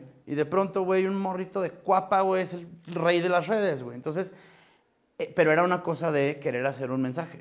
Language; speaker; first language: Spanish; native; Spanish